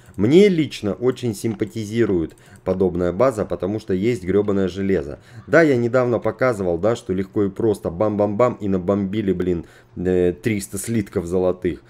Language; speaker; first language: Russian; native; Russian